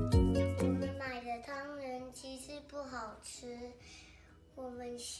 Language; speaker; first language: Chinese; early bilingual, heritage; Chinese